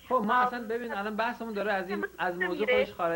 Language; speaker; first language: Persian; native; Persian